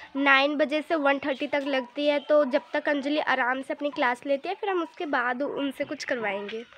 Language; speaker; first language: Hindi; native; Hindi